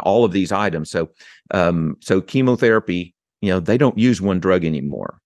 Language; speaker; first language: English; native; English